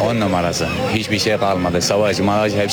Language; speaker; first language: Turkish; non-native, learner; Arabic